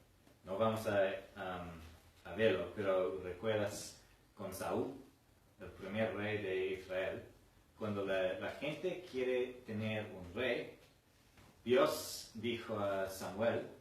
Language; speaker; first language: Spanish; non-native, fluent; English